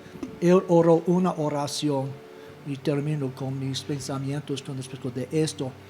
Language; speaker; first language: Spanish; non-native, fluent; English